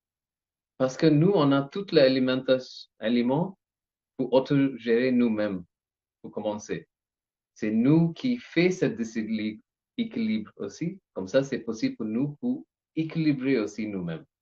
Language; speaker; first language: French; non-native, learner; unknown